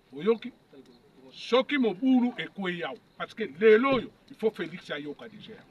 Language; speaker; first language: Lingala; non-native, local second language; Kongo